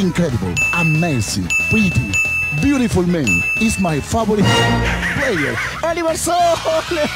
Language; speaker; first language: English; non-native, learner; Spanish